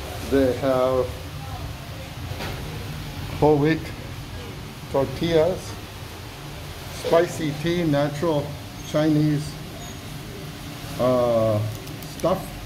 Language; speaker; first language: English; native; English